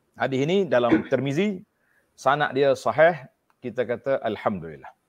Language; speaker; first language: Malay; native; Malay